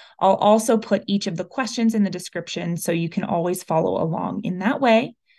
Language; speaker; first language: English; early bilingual, other home language; Spanish